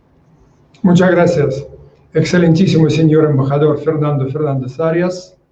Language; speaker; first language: Spanish; non-native, fluent; Russian